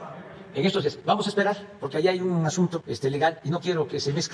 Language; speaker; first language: Spanish; native; Spanish